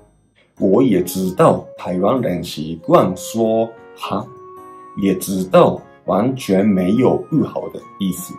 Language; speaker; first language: Chinese; non-native, fluent; Japanese